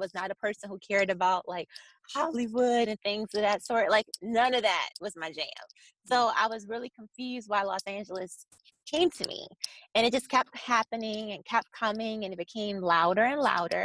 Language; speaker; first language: English; native; English